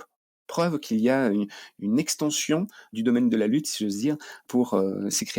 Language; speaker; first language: French; native; French